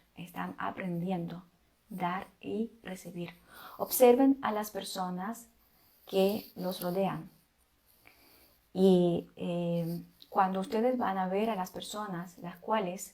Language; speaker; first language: Spanish; non-native, fluent; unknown